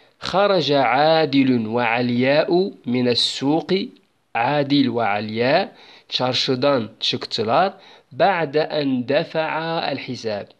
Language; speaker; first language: Arabic; non-native, fluent; Turkish